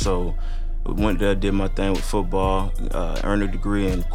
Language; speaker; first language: English; native; English